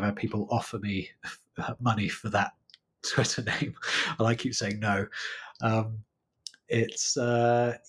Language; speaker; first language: English; native; English